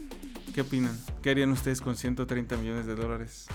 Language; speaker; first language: Spanish; native; Spanish